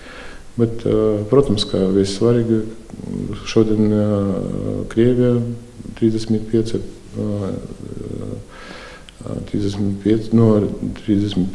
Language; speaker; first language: Latvian; non-native, local second language; Russian